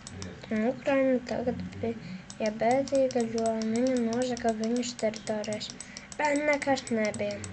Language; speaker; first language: Latvian; non-native, local second language; Russian